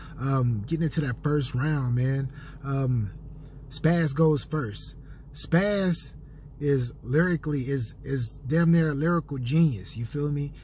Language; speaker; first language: English; native; English